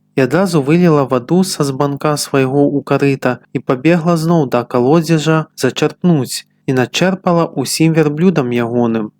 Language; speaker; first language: Belarusian; native; Belarusian